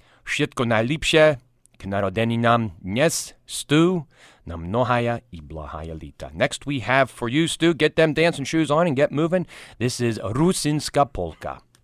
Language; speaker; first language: English; native; English